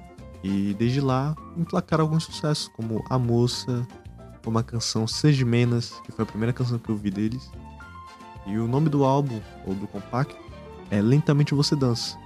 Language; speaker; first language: Portuguese; native; Portuguese